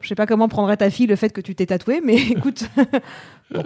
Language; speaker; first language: French; native; French